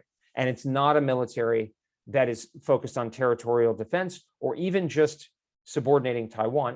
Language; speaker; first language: English; native; English